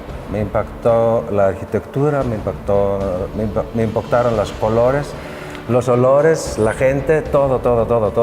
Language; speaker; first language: Spanish; non-native, fluent; Greek